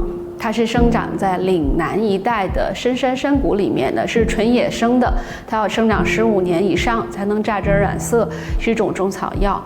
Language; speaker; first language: Chinese; native; Chinese